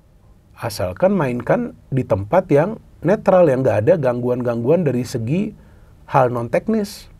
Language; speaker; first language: Indonesian; native; Indonesian